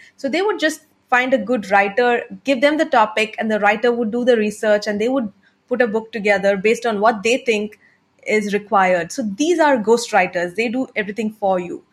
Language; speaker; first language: English; non-native, local second language; Tamil